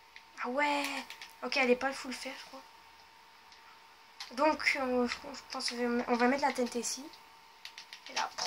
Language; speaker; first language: French; native; French